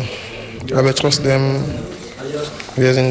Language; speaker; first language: German; non-native, learner; French